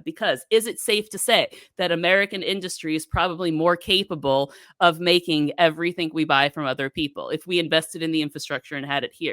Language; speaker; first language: English; native; English